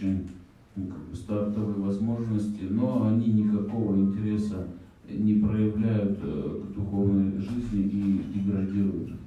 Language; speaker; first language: Russian; native; Russian